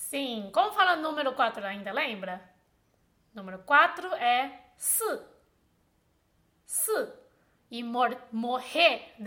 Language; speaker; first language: Portuguese; non-native, fluent; Chinese